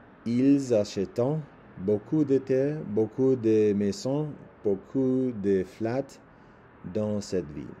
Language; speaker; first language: French; non-native, learner; English